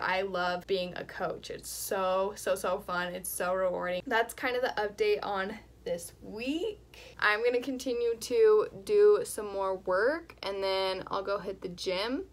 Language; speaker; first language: English; native; English